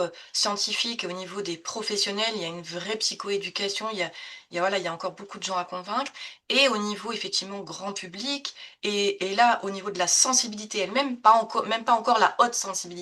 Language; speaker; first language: French; native; French